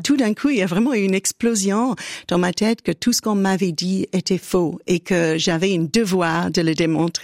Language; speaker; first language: French; native; French